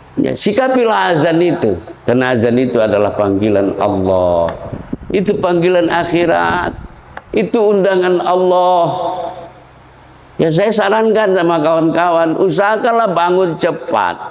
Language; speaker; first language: Indonesian; native; Indonesian